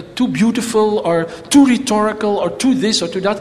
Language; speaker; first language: French; non-native, learner; Dutch